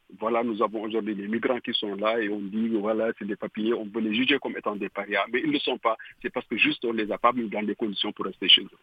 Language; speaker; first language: French; non-native, local second language; Fula